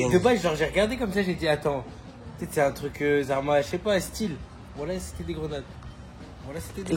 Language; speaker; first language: French; native; French